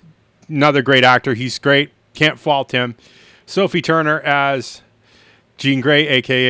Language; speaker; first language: English; native; English